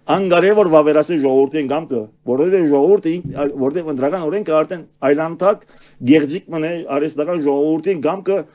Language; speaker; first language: Armenian; early bilingual, heritage; Armenian